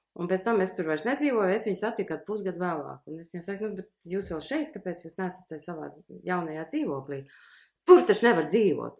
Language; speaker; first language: Latvian; early bilingual, heritage; Latvian